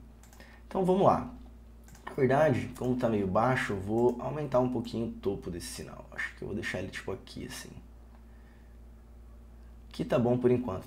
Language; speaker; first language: Portuguese; native; Portuguese